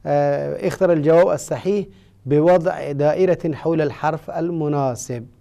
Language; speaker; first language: Arabic; non-native, fluent; Persian